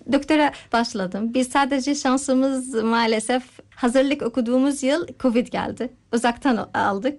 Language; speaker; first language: Turkish; non-native, fluent; Arabic